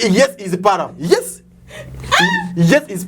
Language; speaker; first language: English; non-native, learner; Lingala